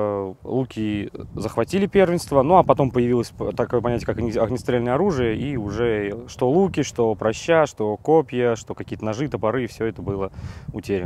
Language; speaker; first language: Russian; native; Russian